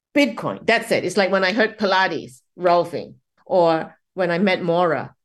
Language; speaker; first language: English; non-native, local second language; Cantonese